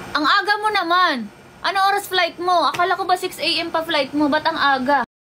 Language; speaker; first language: Filipino; non-native, local second language; Waray